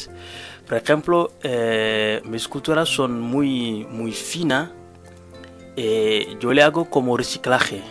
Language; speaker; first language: Spanish; non-native, learner; Wolof